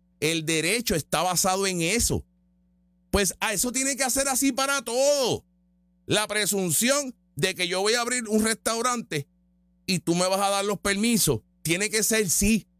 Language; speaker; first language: Spanish; native; Spanish